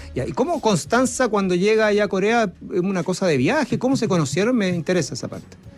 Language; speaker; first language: Spanish; native; Spanish